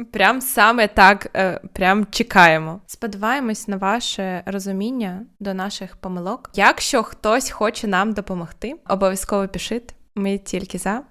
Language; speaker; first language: Ukrainian; non-native, fluent; Russian